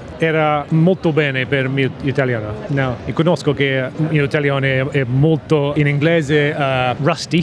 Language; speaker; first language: Italian; non-native, learner; English